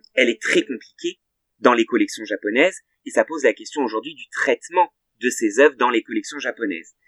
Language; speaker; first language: French; native; French